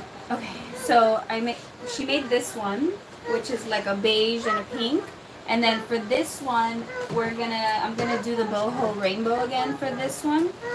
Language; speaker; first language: English; early bilingual, other home language; Spanish